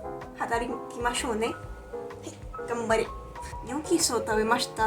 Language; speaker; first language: Japanese; non-native, learner; Spanish